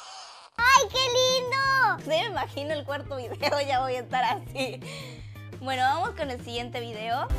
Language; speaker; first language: Spanish; native; Spanish